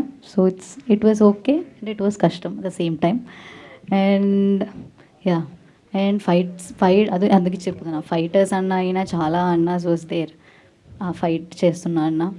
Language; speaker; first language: Telugu; non-native, learner; Malayalam